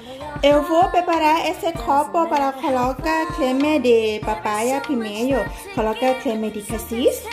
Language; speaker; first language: Portuguese; non-native, learner; Thai